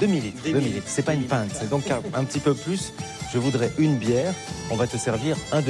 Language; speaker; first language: French; native; French